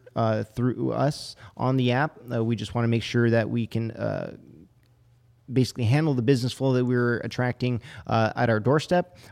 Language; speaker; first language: English; native; English